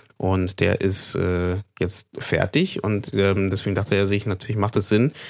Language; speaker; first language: German; native; German